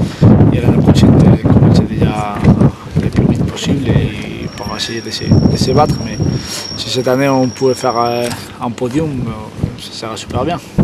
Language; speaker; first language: French; non-native, fluent; Spanish